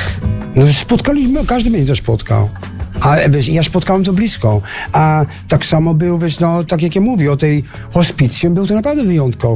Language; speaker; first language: Polish; non-native, learner; Dutch